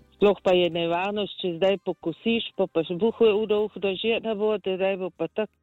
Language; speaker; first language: Slovenian; native; Slovenian